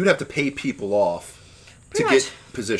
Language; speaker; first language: English; native; English